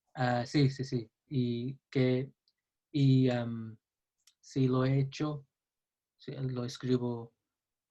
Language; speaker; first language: Spanish; non-native, learner; English